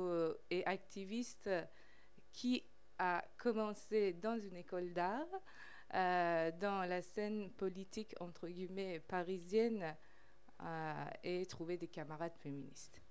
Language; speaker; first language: French; non-native, fluent; Persian